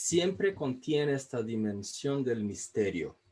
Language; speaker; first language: Spanish; non-native, fluent; Portuguese